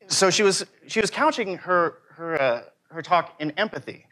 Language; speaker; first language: English; native; English